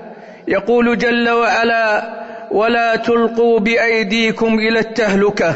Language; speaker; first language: Arabic; native; Arabic